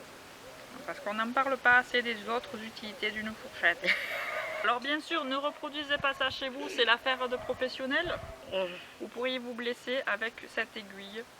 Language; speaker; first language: French; native; French